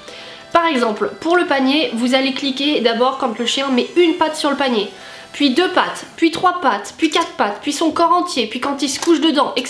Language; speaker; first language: French; native; French